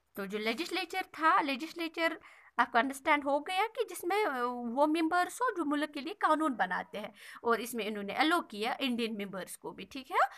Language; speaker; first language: Hindi; non-native, local second language; Kashmiri